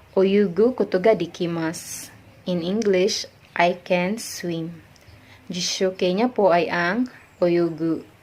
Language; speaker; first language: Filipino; native; Filipino